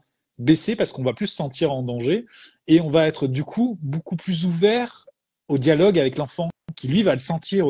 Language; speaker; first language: French; native; French